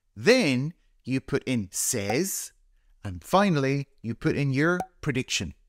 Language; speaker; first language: English; native; English